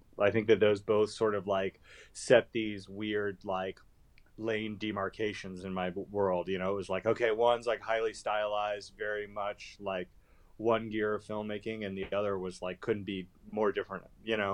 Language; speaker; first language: English; native; English